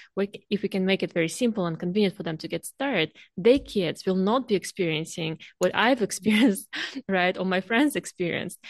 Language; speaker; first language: English; non-native, fluent; Russian